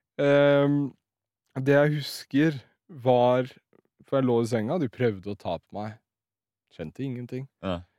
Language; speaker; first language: Norwegian; early bilingual, other home language; Riffian